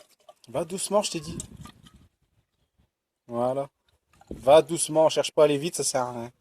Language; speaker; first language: French; native; French